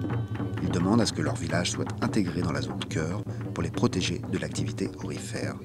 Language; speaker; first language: French; native; French